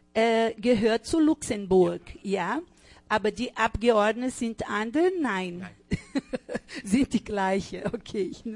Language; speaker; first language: German; non-native, fluent; Portuguese